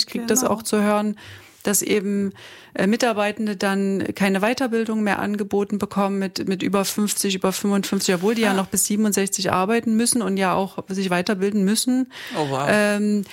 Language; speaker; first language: German; native; German